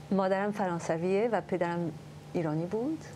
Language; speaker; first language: Persian; early bilingual, heritage; French